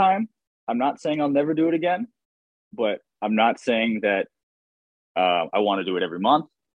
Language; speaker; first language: English; native; English